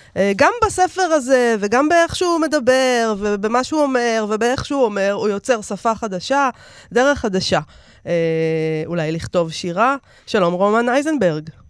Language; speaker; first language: Hebrew; native; Hebrew